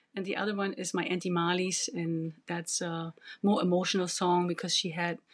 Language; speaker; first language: English; non-native, fluent; German